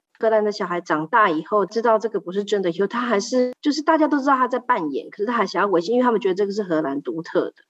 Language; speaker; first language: Chinese; native; Chinese